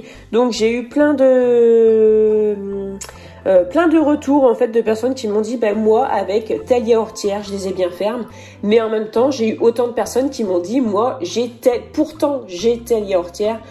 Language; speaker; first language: French; native; French